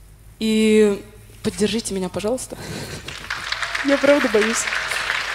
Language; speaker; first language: Russian; native; Russian